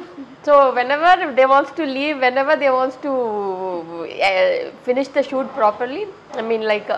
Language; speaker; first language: Telugu; non-native, local second language; Tamil